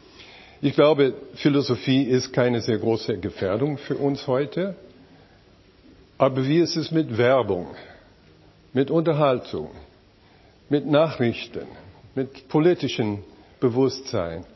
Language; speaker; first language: German; non-native, fluent; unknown